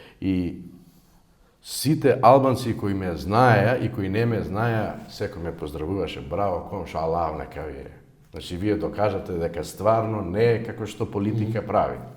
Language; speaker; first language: Macedonian; native; Macedonian